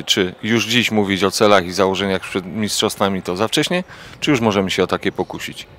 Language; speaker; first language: Polish; native; Polish